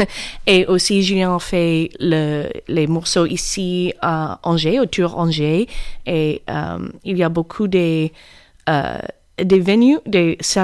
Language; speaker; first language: French; non-native, learner; English